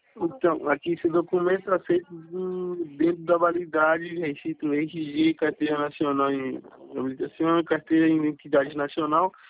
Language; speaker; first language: Portuguese; non-native, fluent; Spanish